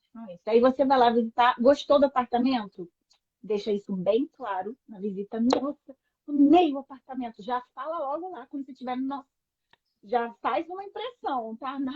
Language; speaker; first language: Portuguese; native; Portuguese